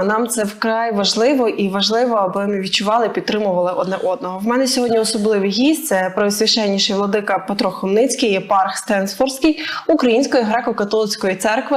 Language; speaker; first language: Ukrainian; native; Ukrainian